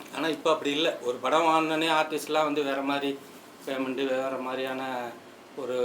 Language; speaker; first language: Tamil; native; Tamil